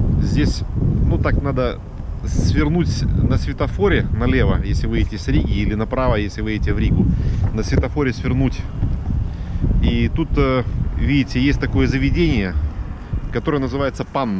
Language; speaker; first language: Russian; native; Russian